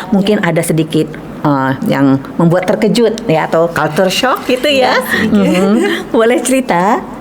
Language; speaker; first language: Indonesian; native; Indonesian